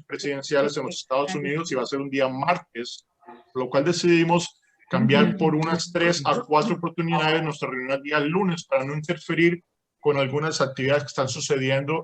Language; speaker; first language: Spanish; native; Spanish